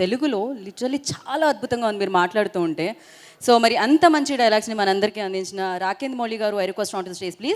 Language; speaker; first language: Telugu; native; Telugu